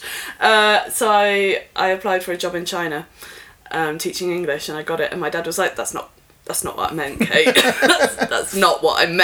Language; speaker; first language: English; native; English